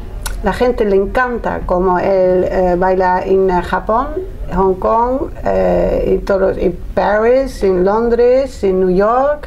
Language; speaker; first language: Spanish; non-native, learner; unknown